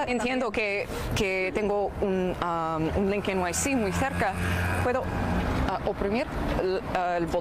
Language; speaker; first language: Spanish; non-native, fluent; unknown